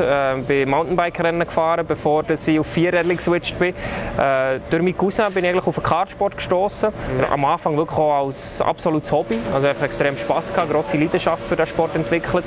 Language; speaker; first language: German; native; German